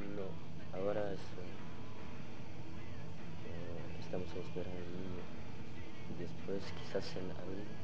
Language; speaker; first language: Spanish; non-native, learner; French